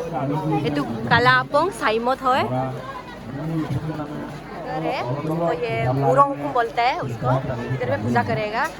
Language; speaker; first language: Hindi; non-native, local second language; Mising